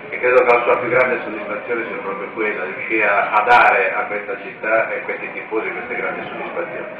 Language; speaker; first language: Italian; native; Italian